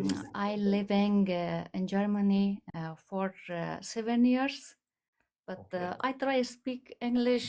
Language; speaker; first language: English; non-native, learner; Persian